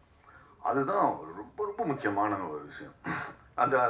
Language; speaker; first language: Tamil; native; Tamil